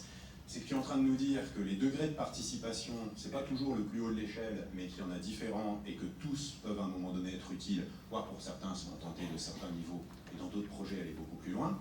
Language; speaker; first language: French; native; French